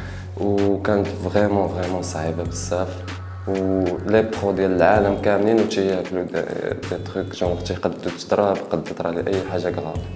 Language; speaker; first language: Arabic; native; Arabic